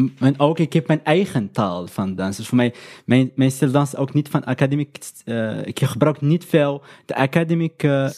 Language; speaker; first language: Dutch; non-native, learner; Arabic